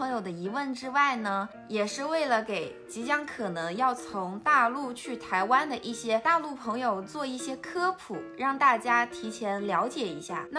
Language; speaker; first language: Chinese; native; Chinese